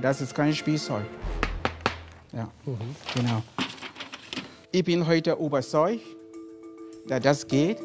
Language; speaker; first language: German; non-native, learner; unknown